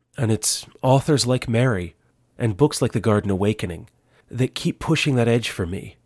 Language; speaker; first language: English; native; English